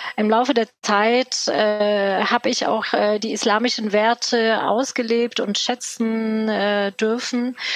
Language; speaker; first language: German; early bilingual, other home language; Turkish